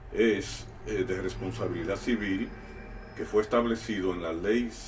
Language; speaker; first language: Spanish; native; Spanish